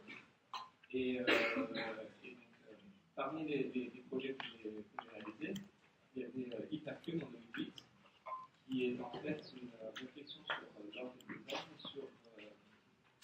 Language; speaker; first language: French; native; French